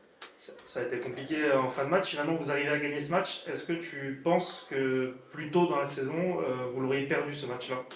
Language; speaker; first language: French; native; French